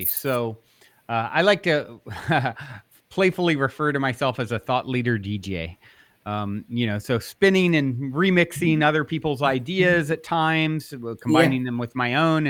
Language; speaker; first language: English; native; English